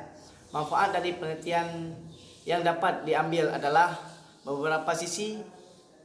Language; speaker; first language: Indonesian; native; Indonesian